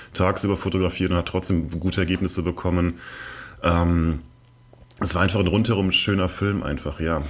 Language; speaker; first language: German; native; German